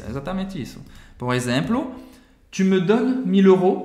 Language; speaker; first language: Portuguese; non-native, fluent; French